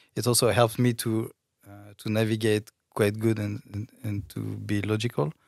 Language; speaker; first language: English; non-native, fluent; French